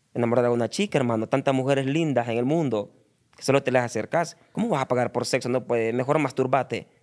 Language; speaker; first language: Spanish; native; Spanish